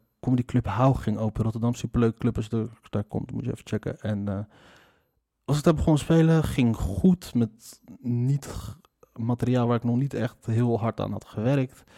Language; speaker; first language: Dutch; early bilingual, other home language; Riffian